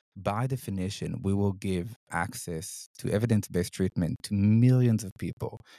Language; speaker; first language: English; non-native, fluent; Hebrew